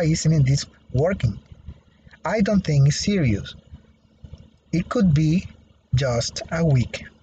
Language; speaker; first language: English; non-native, fluent; Spanish